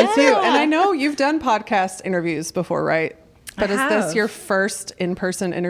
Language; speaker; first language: English; native; English